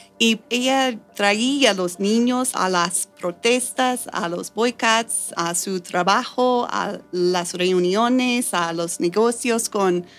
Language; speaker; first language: Spanish; non-native, fluent; English